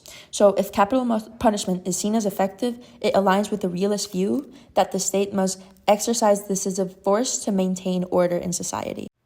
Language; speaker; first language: English; non-native, fluent; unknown